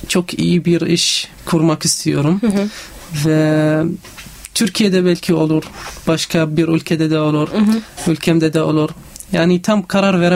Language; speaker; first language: Turkish; non-native, fluent; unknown